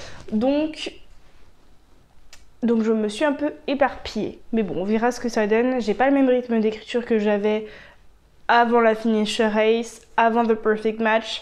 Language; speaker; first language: French; native; French